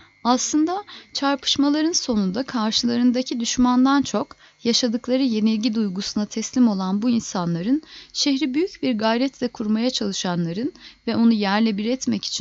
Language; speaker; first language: Turkish; native; Turkish